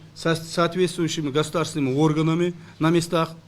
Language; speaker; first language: Russian; non-native, local second language; Kyrgyz